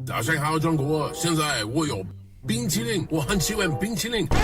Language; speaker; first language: Chinese; non-native, learner; English